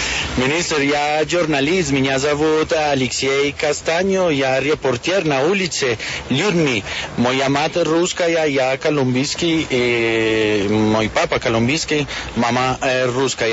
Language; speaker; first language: Russian; early bilingual, heritage; Spanish